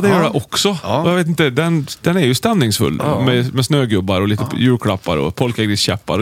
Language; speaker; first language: Swedish; native; Swedish